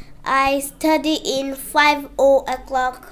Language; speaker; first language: English; non-native, learner; Bangla